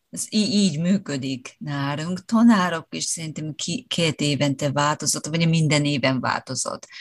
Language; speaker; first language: Hungarian; non-native, fluent; Japanese